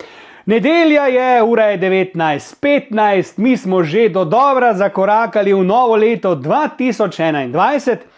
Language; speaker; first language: Slovenian; native; Slovenian